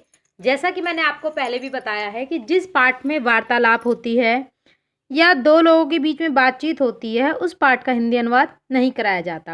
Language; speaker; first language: Hindi; native; Hindi